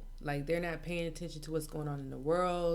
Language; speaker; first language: English; native; English